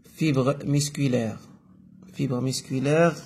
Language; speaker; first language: French; non-native, local second language; Arabic